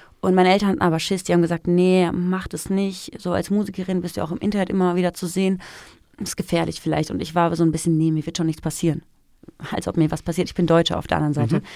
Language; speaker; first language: German; early bilingual, other home language; Persian